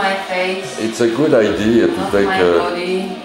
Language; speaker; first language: English; non-native, learner; Bulgarian